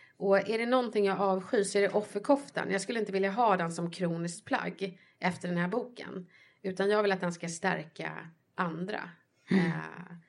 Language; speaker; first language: Swedish; native; Swedish